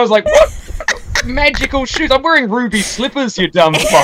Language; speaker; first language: English; native; English